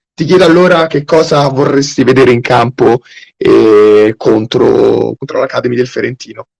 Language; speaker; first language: Italian; native; Italian